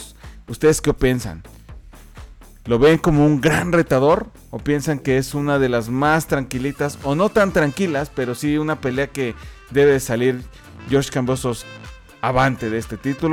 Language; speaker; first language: Spanish; native; Spanish